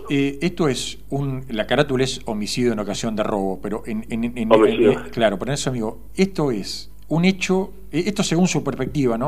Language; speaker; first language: Spanish; native; Spanish